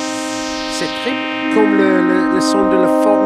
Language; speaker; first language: French; non-native, learner; English